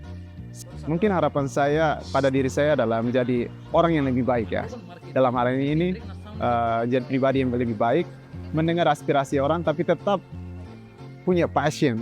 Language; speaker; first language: Indonesian; non-native, fluent; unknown